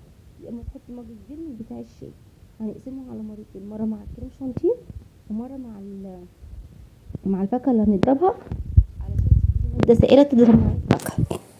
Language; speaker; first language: Arabic; native; Arabic